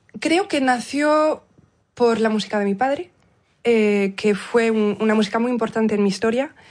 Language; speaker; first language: Spanish; early bilingual, heritage; Spanish